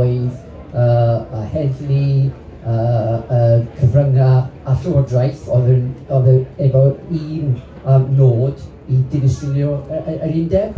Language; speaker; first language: Welsh; non-native, local second language; English